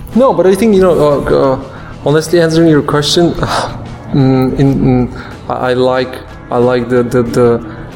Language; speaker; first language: English; non-native, fluent; Polish